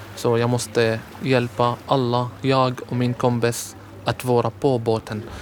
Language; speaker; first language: Swedish; non-native, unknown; Arabic